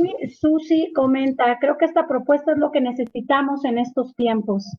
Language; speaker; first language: Spanish; native; Spanish